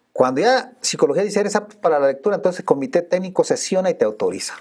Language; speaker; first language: Spanish; native; Spanish